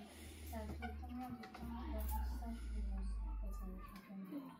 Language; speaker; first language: French; native; French